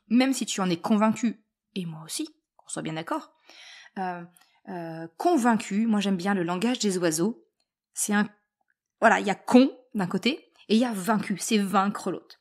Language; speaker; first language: French; native; French